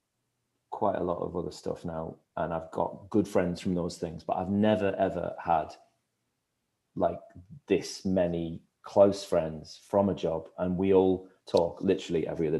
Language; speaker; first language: English; native; English